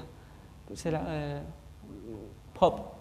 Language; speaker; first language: French; non-native, fluent; Spanish